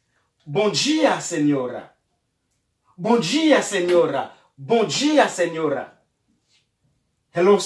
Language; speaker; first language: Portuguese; non-native, learner; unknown